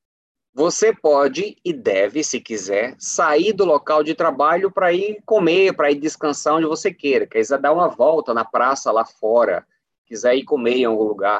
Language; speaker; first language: Portuguese; native; Portuguese